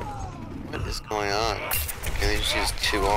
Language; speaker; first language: English; native; English